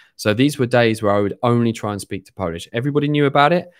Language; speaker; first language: English; native; English